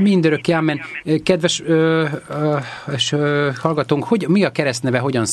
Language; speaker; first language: Hungarian; native; Hungarian